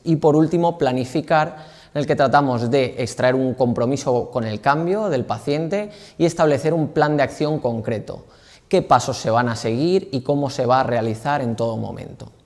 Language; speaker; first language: Spanish; native; Spanish